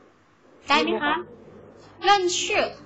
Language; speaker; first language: Chinese; non-native, learner; Thai